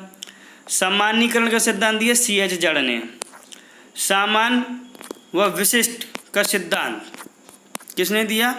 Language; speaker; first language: Hindi; native; Hindi